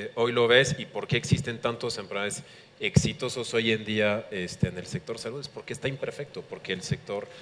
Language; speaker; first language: Spanish; non-native, fluent; French